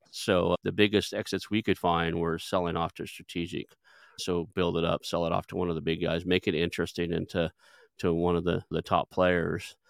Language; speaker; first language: English; native; English